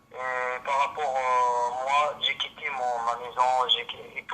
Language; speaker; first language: French; non-native, fluent; Arabic